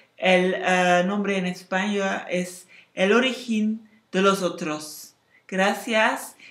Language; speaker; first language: Spanish; non-native, learner; Dutch